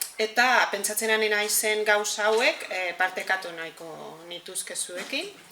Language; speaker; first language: Basque; non-native, fluent; Catalan